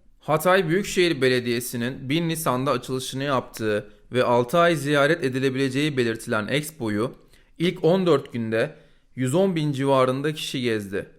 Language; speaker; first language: Turkish; native; Turkish